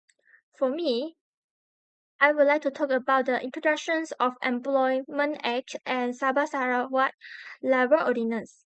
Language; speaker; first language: English; non-native, learner; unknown